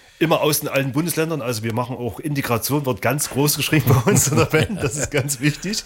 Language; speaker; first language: German; native; German